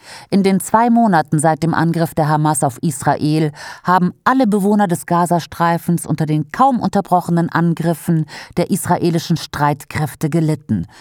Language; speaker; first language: German; native; German